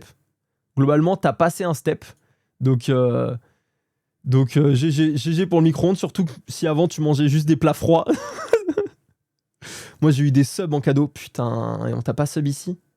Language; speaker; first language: French; native; French